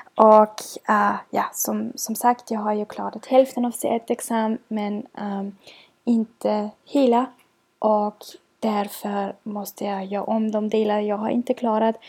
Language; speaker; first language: Swedish; non-native, learner; German